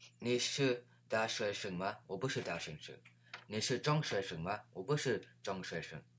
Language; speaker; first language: Chinese; non-native, learner; English